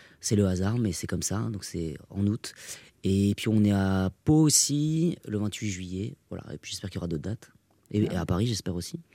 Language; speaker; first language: French; non-native, local second language; Basque